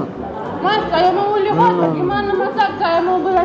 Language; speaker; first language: Indonesian; non-native, learner; Russian